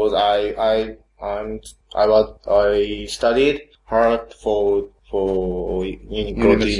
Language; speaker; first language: English; non-native, learner; Japanese